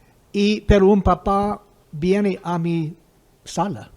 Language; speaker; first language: Spanish; non-native, fluent; English